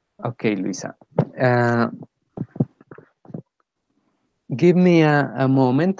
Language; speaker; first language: English; non-native, fluent; Spanish